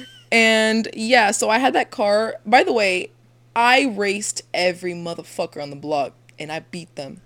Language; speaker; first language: English; early bilingual, other home language; Spanish